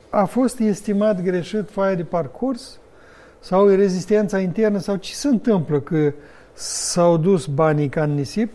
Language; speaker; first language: Romanian; native; Romanian